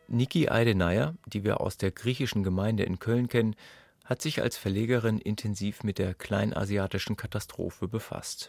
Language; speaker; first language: German; native; German